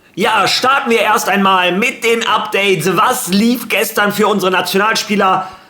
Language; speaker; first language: German; early bilingual, other home language; Spanish